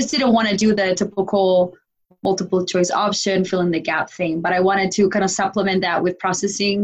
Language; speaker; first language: English; non-native, fluent; Spanish